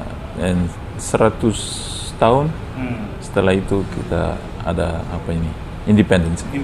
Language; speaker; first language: Indonesian; non-native, fluent; Fijian